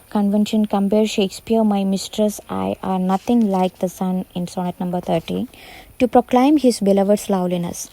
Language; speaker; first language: English; non-native, local second language; Malayalam